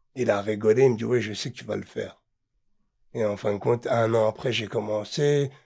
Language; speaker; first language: French; native; French